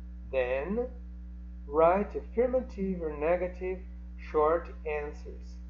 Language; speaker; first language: English; non-native, fluent; Portuguese